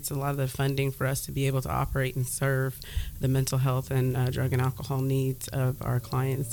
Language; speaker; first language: English; native; English